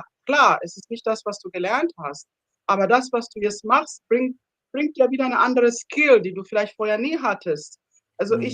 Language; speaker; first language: German; non-native, fluent; Ganda